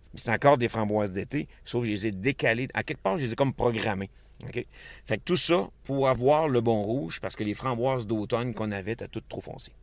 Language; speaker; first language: French; native; French